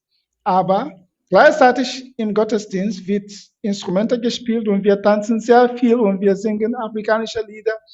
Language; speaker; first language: German; non-native, fluent; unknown